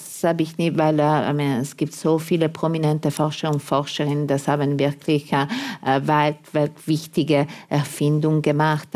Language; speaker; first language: German; non-native, fluent; Italian